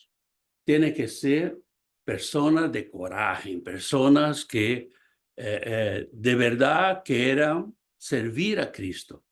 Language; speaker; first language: Spanish; non-native, fluent; Portuguese